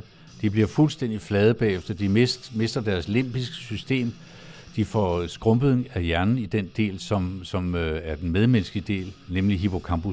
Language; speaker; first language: Danish; native; Danish